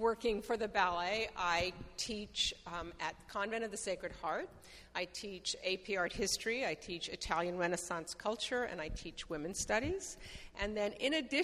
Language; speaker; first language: English; native; English